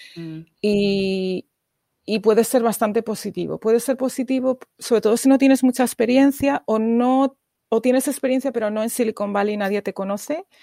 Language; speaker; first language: Spanish; native; Spanish